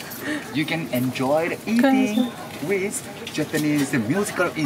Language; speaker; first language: English; non-native, learner; Japanese